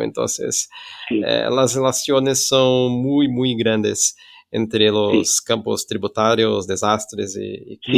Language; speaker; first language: Spanish; non-native, fluent; Portuguese